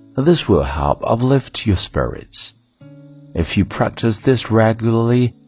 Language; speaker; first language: English; non-native, fluent; Chinese